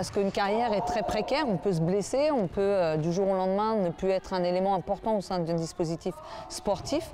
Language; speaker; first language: French; native; French